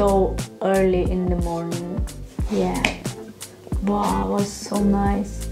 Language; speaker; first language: English; non-native, learner; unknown